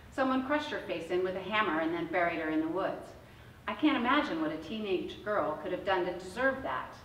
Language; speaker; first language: English; native; English